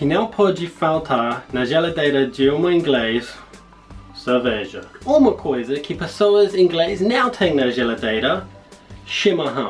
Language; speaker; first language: Portuguese; non-native, learner; English